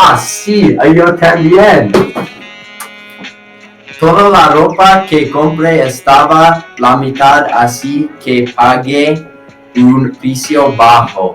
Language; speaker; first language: Spanish; non-native, learner; English